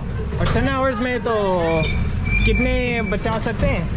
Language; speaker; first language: Hindi; non-native, learner; English